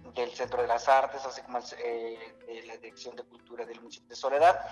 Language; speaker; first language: Spanish; non-native, local second language; Nahuatl languages